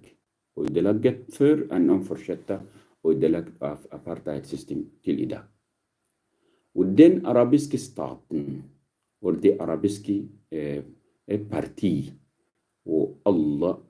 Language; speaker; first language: Swedish; non-native, learner; Arabic